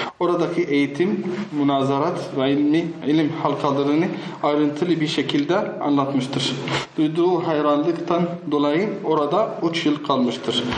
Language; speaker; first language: Turkish; non-native, fluent; Arabic